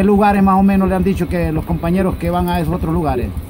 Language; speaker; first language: Spanish; native; Spanish